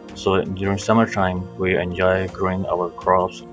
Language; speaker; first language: English; non-native, local second language; Punjabi